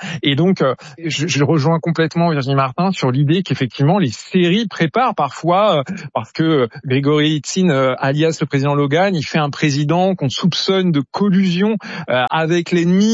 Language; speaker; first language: French; native; French